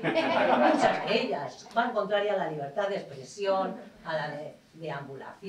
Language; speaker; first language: Spanish; native; Spanish